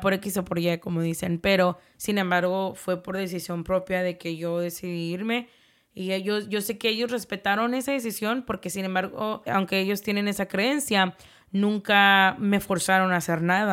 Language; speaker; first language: Spanish; early bilingual, heritage; Spanish